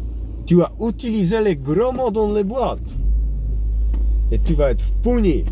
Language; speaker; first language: French; non-native, learner; Polish